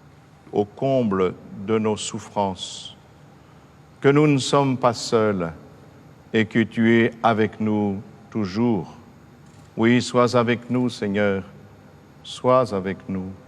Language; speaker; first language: French; native; French